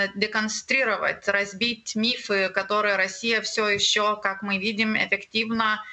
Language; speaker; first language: Russian; non-native, fluent; Lithuanian